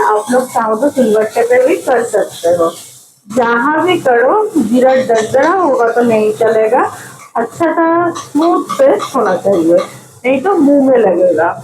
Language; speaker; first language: Hindi; non-native, local second language; Bangla